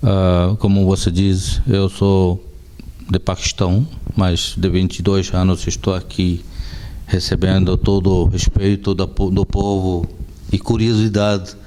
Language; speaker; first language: Portuguese; non-native, fluent; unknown